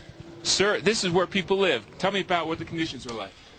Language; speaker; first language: English; native; English